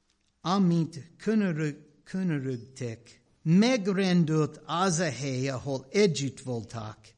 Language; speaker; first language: Hungarian; non-native, fluent; English